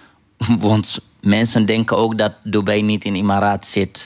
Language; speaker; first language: Dutch; non-native, fluent; Arabic